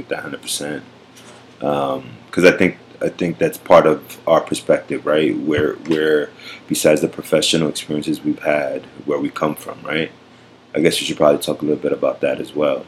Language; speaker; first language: English; native; English